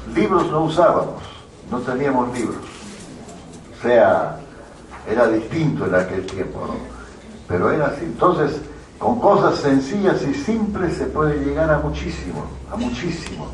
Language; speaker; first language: Spanish; native; Spanish